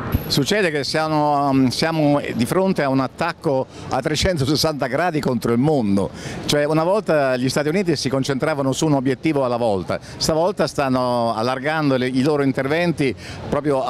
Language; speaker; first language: Italian; native; Italian